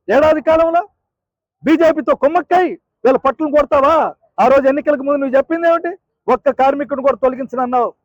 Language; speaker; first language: Telugu; native; Telugu